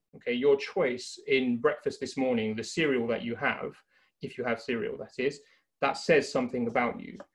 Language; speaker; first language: English; native; English